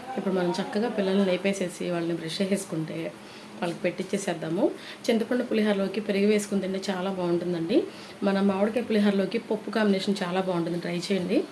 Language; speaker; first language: Telugu; non-native, local second language; Lambadi